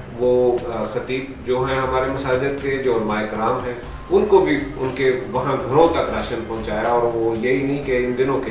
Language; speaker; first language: Urdu; native; Urdu